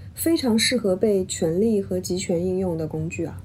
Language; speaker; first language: Chinese; native; Chinese